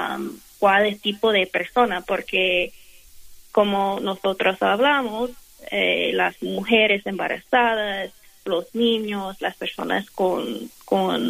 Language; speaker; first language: Spanish; non-native, fluent; English